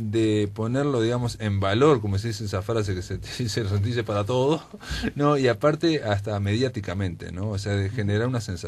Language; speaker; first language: Spanish; native; Spanish